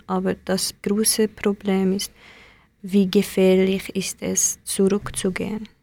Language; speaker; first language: German; non-native, learner; Kurdish